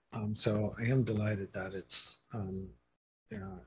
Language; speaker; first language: English; native; English